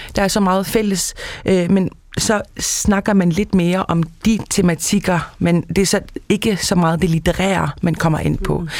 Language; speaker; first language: Danish; non-native, local second language; Kalaallisut